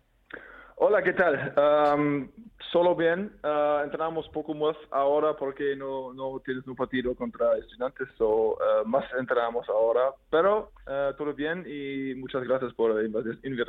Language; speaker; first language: Spanish; non-native, learner; German